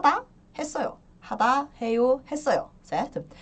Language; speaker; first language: Korean; early bilingual, heritage; Korean